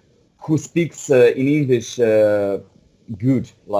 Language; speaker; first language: English; non-native, fluent; Russian